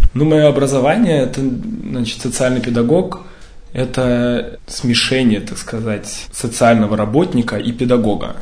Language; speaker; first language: Russian; early bilingual, heritage; Russian